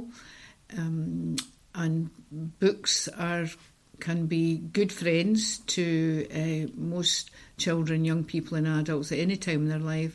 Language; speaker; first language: English; native; English